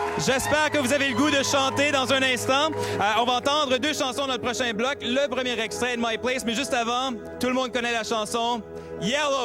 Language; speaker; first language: French; native; French